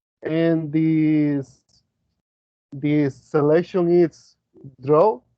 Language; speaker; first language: English; non-native, learner; Spanish